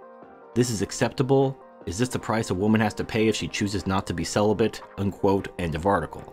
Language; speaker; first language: English; native; English